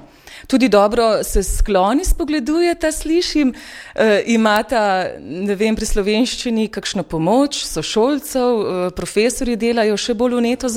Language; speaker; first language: Slovenian; native; Slovenian